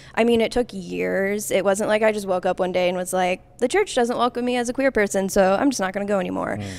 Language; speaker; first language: English; native; English